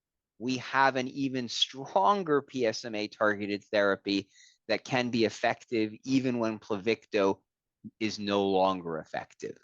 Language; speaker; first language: English; native; English